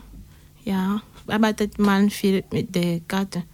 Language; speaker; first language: German; non-native, learner; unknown